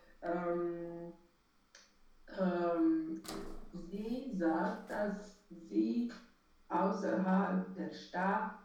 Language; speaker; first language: German; non-native, learner; Romanian